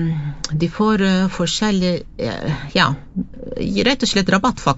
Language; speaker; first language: Norwegian; non-native, fluent; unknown